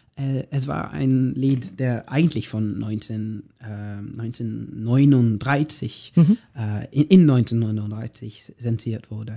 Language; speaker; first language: German; non-native, learner; Norwegian